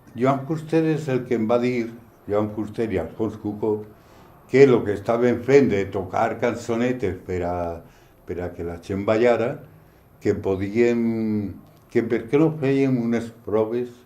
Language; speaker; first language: Catalan; non-native, local second language; Spanish